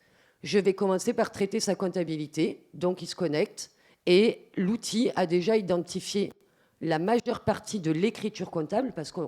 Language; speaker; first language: French; native; French